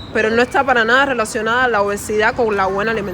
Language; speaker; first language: Spanish; native; Spanish